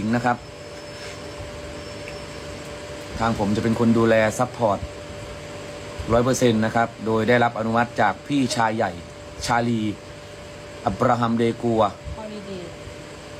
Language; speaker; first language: Thai; native; Thai